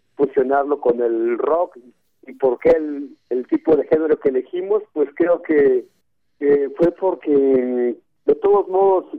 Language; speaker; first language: Spanish; non-native, local second language; Tzotzil